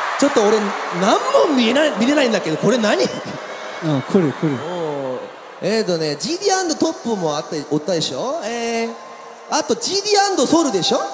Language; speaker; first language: Japanese; native; Japanese